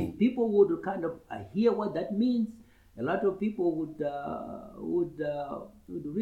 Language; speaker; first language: English; non-native, local second language; Shona